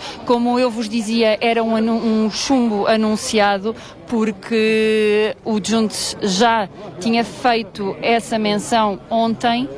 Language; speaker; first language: Portuguese; native; Portuguese